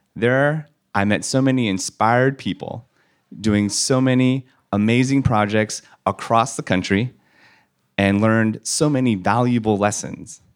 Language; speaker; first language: English; native; English